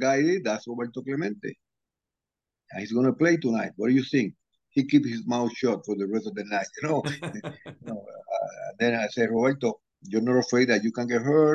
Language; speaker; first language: English; non-native, fluent; Spanish